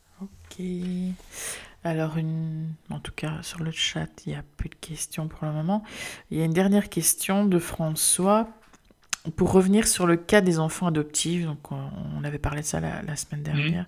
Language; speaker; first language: French; native; French